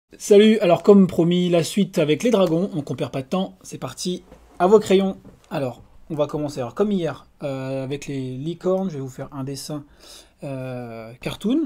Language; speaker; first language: French; native; French